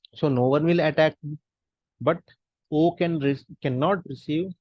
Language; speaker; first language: English; non-native, local second language; Hindi